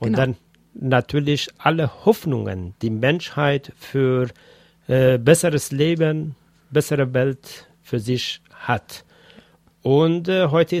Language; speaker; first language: German; non-native, fluent; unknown